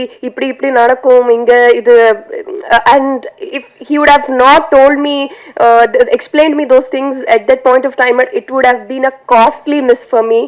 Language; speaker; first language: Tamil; non-native, learner; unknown